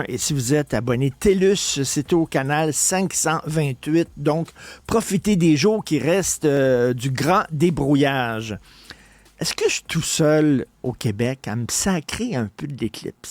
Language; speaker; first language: French; native; French